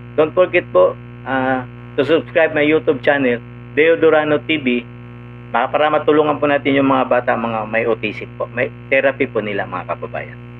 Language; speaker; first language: Filipino; non-native, local second language; Cebuano